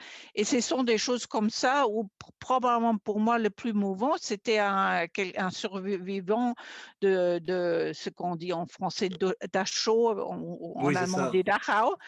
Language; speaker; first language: French; non-native, fluent; German